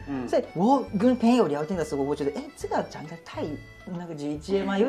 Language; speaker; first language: Chinese; non-native, fluent; Japanese